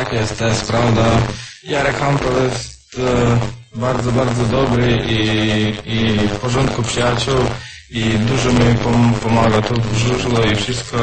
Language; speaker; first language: Polish; non-native, learner; Croatian